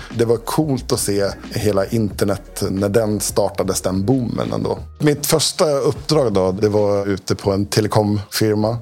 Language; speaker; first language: Swedish; native; Swedish